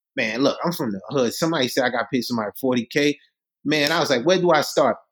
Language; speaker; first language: English; early bilingual, other home language; Haitian Creole